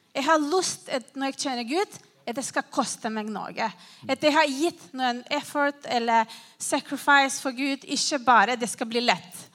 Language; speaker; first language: Norwegian; non-native, fluent; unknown